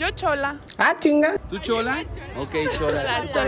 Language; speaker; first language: Spanish; native; Spanish